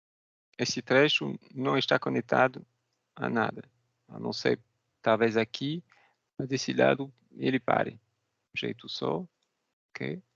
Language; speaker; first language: Portuguese; non-native, fluent; French